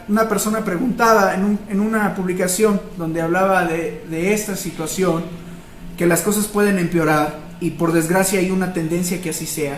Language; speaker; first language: Spanish; native; Spanish